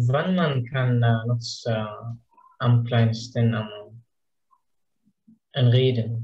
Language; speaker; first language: German; non-native, learner; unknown